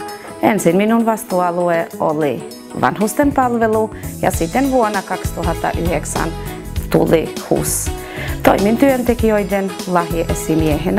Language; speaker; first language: Finnish; non-native, fluent; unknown